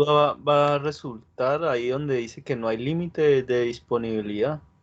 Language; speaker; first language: Spanish; native; Spanish